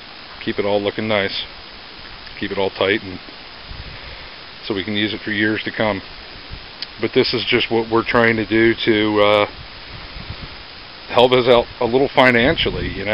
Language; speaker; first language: English; native; English